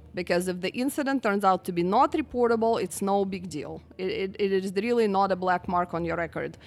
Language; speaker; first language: English; non-native, fluent; Russian